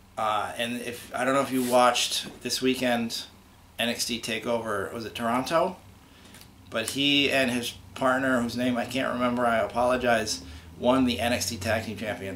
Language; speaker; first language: English; native; English